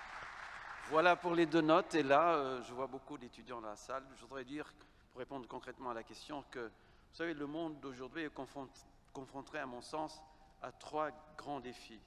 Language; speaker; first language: French; non-native, fluent; Kabuverdianu